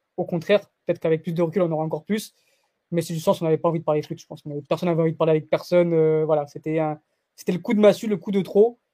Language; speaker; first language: French; early bilingual, other home language; Portuguese